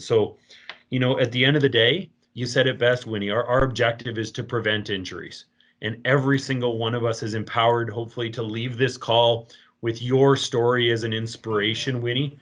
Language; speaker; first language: English; native; English